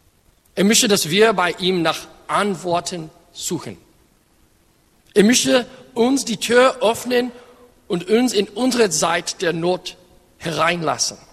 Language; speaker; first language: German; non-native, fluent; English